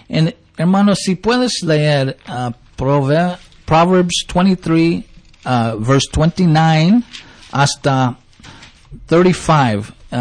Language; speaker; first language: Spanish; early bilingual, heritage; English